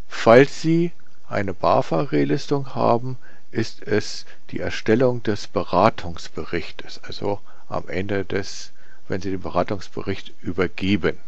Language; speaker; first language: German; native; German